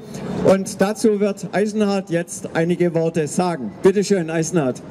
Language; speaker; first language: German; native; German